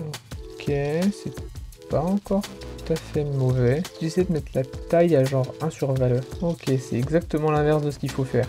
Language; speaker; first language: French; native; French